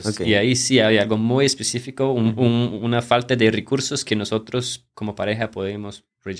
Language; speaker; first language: Spanish; non-native, fluent; English